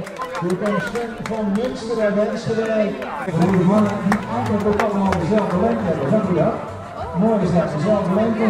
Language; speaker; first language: Dutch; native; Dutch